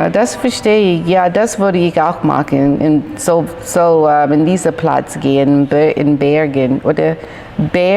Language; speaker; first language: German; non-native, learner; English